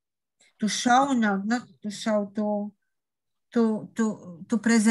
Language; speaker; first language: English; non-native, learner; Polish